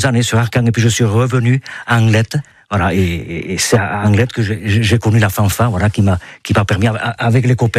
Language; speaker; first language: French; native; French